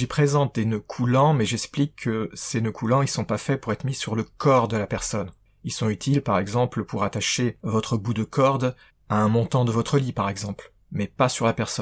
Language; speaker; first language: French; native; French